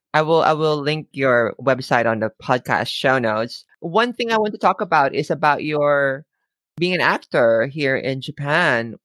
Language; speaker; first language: English; non-native, local second language; Filipino